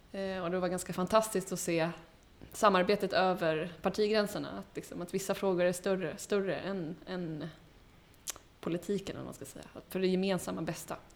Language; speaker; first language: Swedish; early bilingual, heritage; Swedish